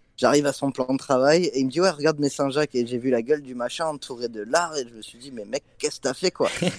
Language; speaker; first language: French; non-native, fluent; English